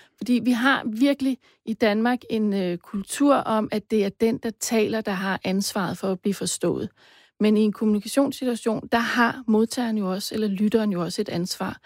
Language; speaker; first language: Danish; native; Danish